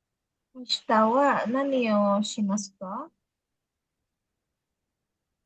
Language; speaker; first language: Japanese; non-native, learner; Indonesian